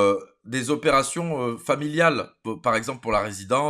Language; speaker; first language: French; native; French